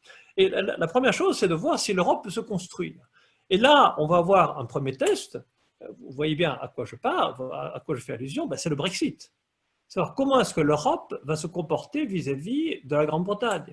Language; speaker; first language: French; native; French